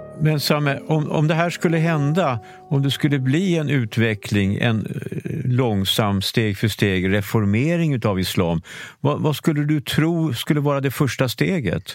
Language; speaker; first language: Swedish; native; Swedish